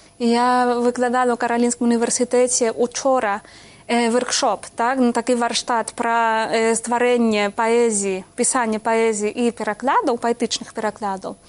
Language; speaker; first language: Belarusian; non-native, fluent; Spanish